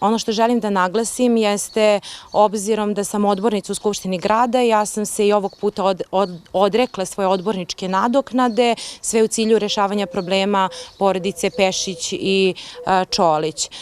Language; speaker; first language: Serbian; native; Serbian